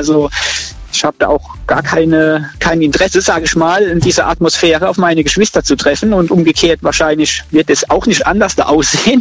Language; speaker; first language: German; native; German